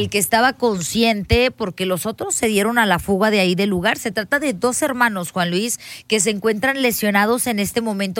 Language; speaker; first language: Spanish; native; Spanish